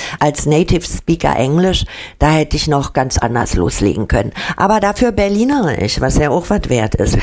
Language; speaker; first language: German; native; German